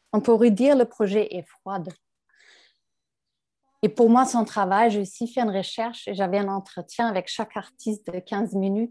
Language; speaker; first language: French; non-native, fluent; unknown